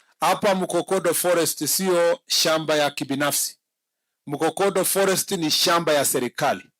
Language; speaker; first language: Swahili; non-native, local second language; Kalenjin